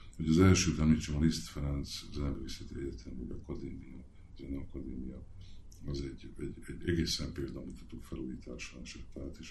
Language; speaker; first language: Hungarian; native; Hungarian